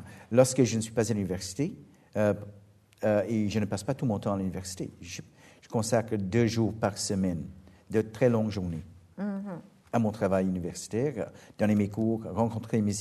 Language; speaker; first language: French; non-native, fluent; English